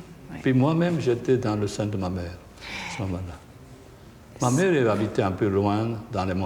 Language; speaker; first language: French; non-native, fluent; Japanese